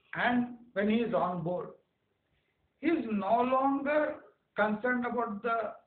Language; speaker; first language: English; non-native, local second language; Telugu